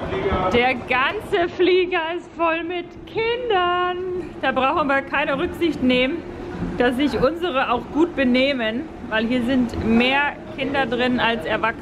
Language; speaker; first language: German; native; German